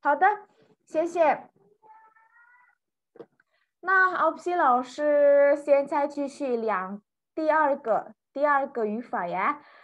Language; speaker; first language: Chinese; non-native, fluent; Indonesian